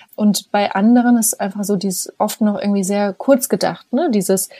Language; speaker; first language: German; native; German